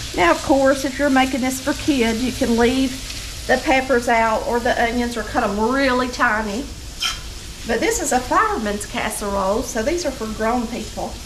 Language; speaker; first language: English; native; English